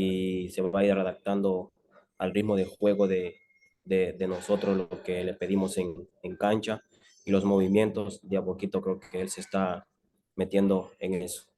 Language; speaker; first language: Spanish; native; Spanish